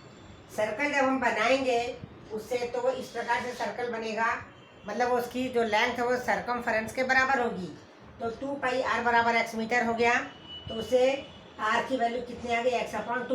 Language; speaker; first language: Hindi; native; Hindi